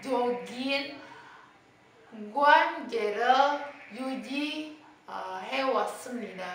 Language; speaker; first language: Korean; non-native, learner; Indonesian